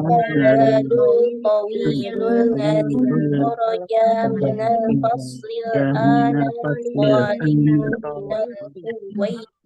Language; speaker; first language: Arabic; non-native, learner; Indonesian